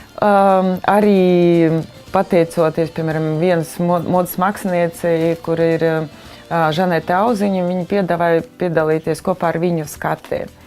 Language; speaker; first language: Latvian; non-native, fluent; Russian